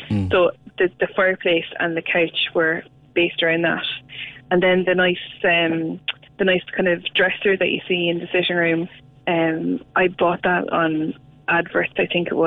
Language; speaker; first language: English; native; English